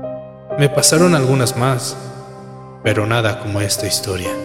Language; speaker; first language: Spanish; native; Spanish